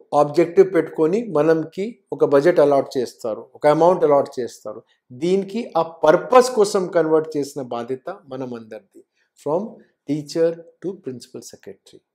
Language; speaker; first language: Telugu; non-native, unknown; Hindi